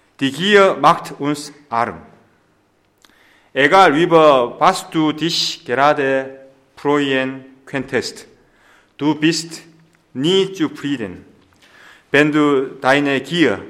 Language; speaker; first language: German; non-native, fluent; Korean